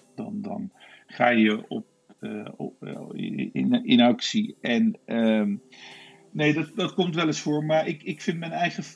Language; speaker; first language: Dutch; native; Dutch